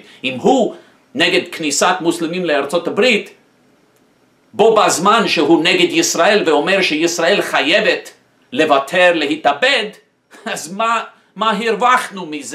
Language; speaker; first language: Hebrew; non-native, fluent; English